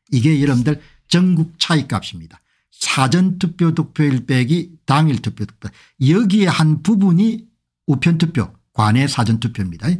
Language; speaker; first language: Korean; native; Korean